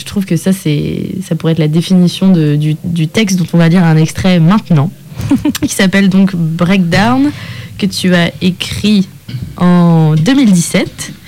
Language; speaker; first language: French; native; French